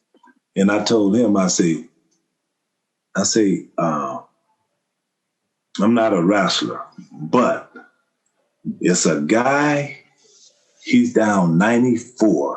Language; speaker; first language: English; native; English